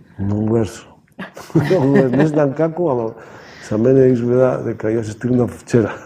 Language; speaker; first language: Macedonian; non-native, learner; Spanish